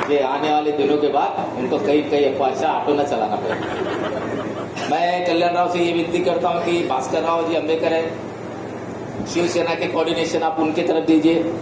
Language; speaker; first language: Hindi; non-native, local second language; Marathi